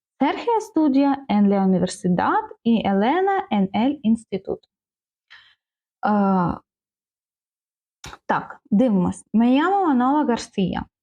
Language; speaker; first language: Spanish; non-native, learner; Ukrainian